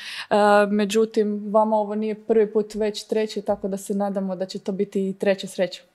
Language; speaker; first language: Serbian; native; Serbian